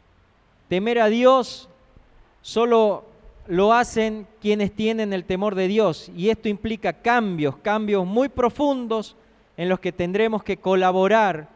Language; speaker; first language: Spanish; native; Spanish